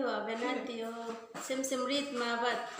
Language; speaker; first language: Arabic; non-native, learner; Bangla